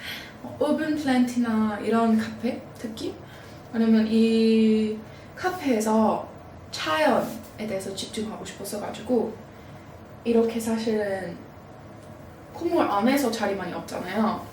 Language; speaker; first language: Korean; non-native, fluent; English